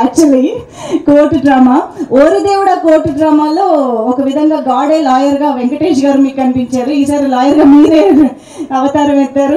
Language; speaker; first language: Telugu; native; Telugu